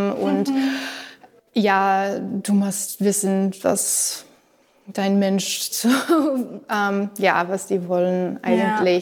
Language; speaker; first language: German; non-native, learner; English